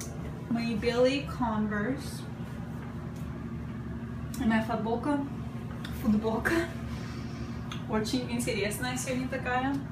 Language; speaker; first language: Russian; early bilingual, heritage; Russian